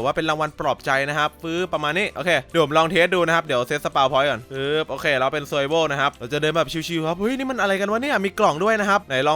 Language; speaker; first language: Thai; native; Thai